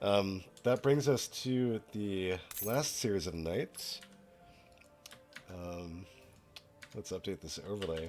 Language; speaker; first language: English; native; English